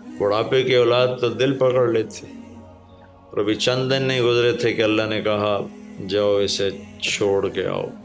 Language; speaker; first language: Urdu; native; Urdu